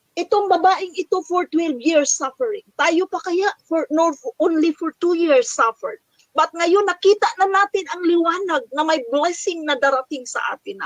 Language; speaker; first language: Filipino; non-native, local second language; Cebuano